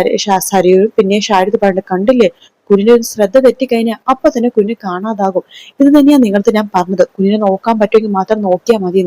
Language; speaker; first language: Malayalam; native; Malayalam